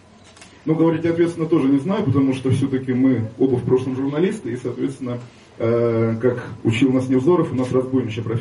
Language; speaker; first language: Russian; native; Russian